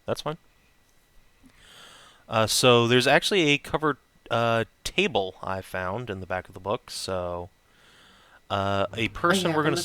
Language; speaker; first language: English; native; English